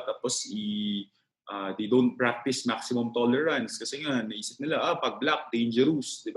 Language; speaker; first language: Filipino; native; Filipino